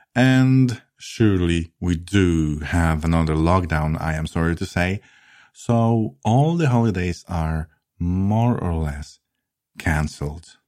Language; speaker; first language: English; non-native, fluent; Polish